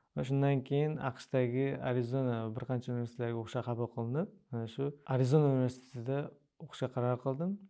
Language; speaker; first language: Uzbek; native; Uzbek